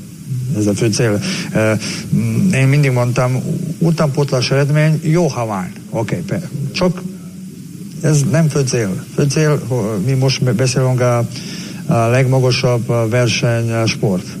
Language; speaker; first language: Hungarian; non-native, learner; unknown